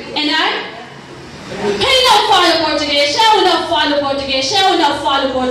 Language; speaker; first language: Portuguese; non-native, learner; English